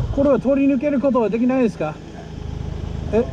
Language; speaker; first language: Japanese; non-native, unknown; English